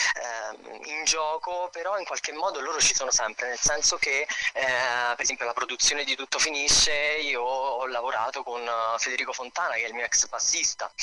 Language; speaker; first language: Italian; native; Italian